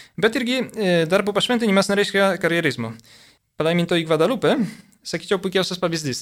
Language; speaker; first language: Lithuanian; early bilingual, heritage; Lithuanian